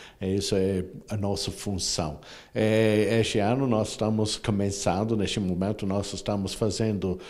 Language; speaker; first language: Portuguese; non-native, fluent; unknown